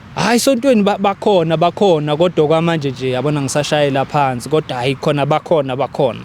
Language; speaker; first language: Zulu; non-native, local second language; Southern Sotho